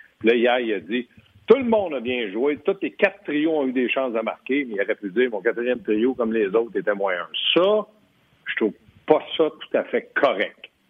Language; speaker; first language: French; native; French